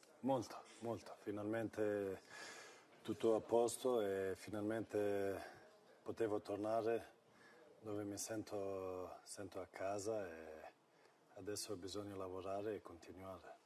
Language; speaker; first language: Italian; non-native, fluent; Swedish